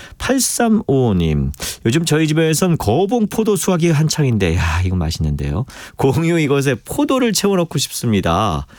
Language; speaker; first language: Korean; native; Korean